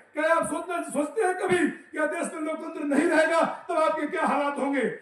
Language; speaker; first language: Hindi; native; Hindi